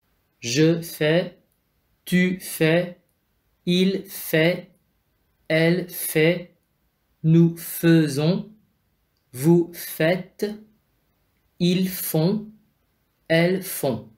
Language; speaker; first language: French; non-native, fluent; Vietnamese